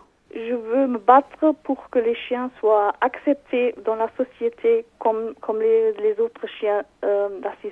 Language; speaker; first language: French; non-native, fluent; German